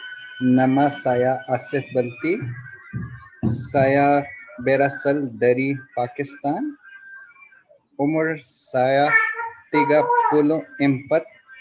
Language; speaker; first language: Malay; non-native, learner; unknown